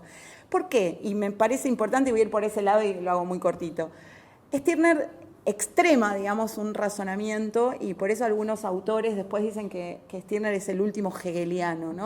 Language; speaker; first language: Spanish; native; Spanish